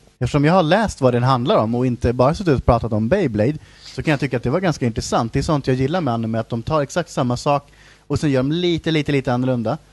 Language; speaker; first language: Swedish; native; Swedish